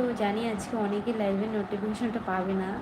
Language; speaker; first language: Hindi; non-native, local second language; Bangla